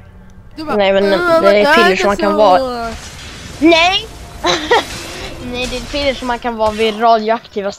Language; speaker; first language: Swedish; native; Swedish